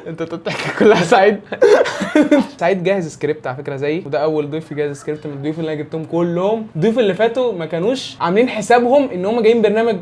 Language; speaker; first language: Arabic; native; Arabic